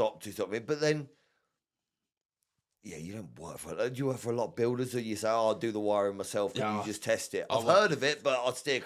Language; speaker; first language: English; native; English